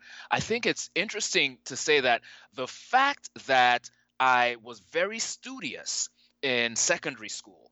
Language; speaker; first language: English; non-native, local second language; Yoruba